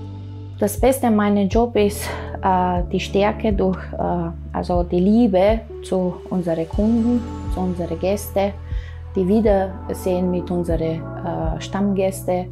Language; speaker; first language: German; non-native, fluent; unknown